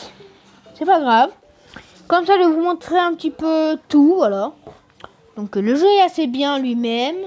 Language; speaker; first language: French; native; French